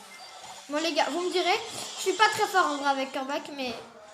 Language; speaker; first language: French; native; French